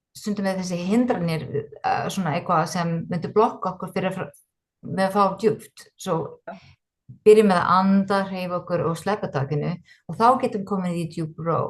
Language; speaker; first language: Icelandic; non-native, fluent; English